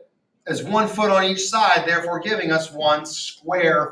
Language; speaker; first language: English; native; English